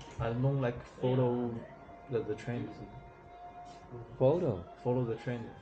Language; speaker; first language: English; non-native, learner; Chinese